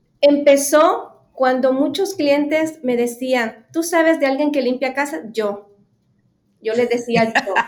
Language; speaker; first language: Spanish; native; Spanish